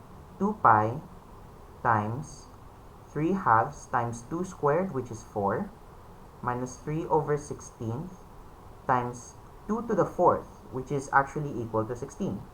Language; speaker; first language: English; non-native, local second language; Filipino